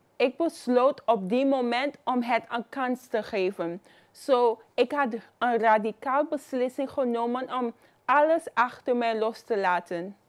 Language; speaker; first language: Dutch; non-native, fluent; Papiamento